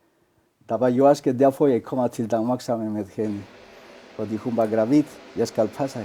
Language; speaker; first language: Danish; non-native, learner; Spanish